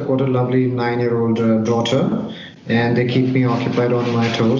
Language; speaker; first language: English; non-native, local second language; Hindi